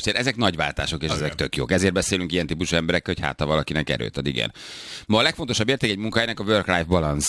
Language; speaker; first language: Hungarian; native; Hungarian